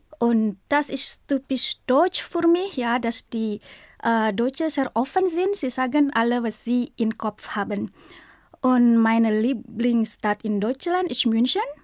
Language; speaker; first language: German; non-native, fluent; Indonesian